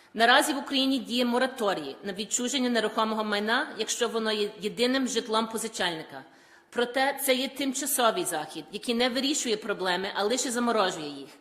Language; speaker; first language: Ukrainian; early bilingual, heritage; Ukrainian